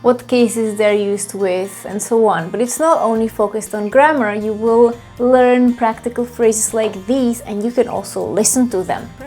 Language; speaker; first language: English; non-native, fluent; Czech